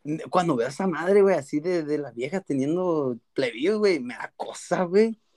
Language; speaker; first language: Spanish; early bilingual, heritage; Spanish